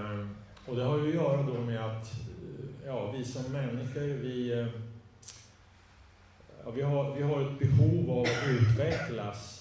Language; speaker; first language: Swedish; native; Swedish